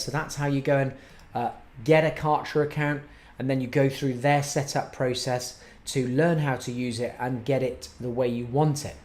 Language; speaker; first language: English; native; English